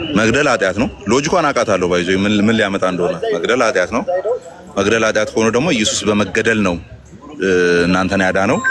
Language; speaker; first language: Amharic; non-native, local second language; Oromo